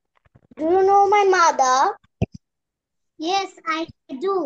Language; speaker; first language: English; non-native, learner; Bangla